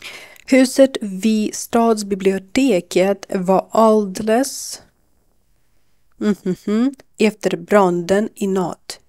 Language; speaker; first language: Swedish; non-native, learner; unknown